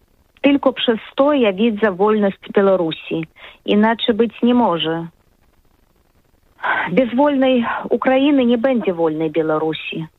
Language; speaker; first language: Polish; non-native, learner; Russian